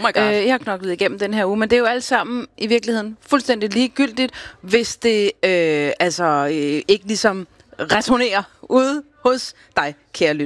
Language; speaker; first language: Danish; native; Danish